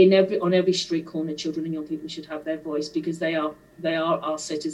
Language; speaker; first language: English; native; English